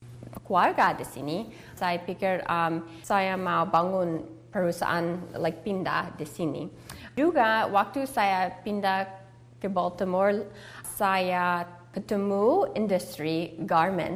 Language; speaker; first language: Indonesian; early bilingual, heritage; English